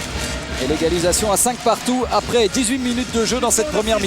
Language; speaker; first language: French; native; French